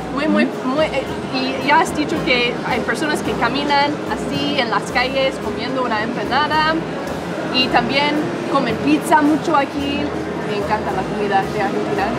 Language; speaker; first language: Spanish; non-native, fluent; English